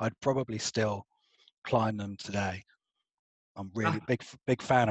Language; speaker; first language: English; native; English